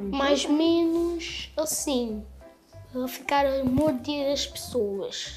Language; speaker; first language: Portuguese; non-native, local second language; Kabuverdianu